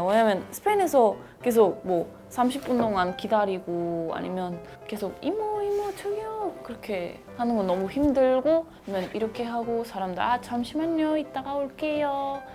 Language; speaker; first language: Korean; non-native, fluent; Spanish